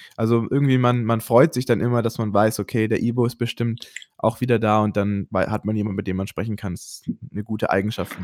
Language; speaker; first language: German; native; German